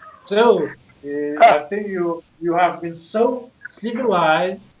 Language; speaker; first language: English; non-native, learner; Persian